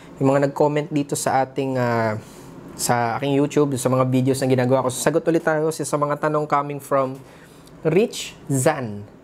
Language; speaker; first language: Filipino; native; Filipino